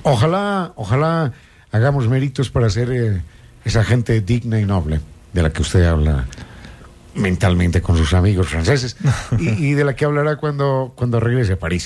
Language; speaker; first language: Spanish; native; Spanish